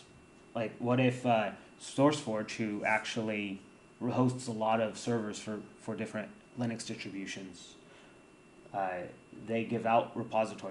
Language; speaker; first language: English; native; English